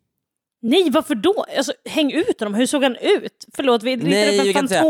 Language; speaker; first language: Swedish; native; Swedish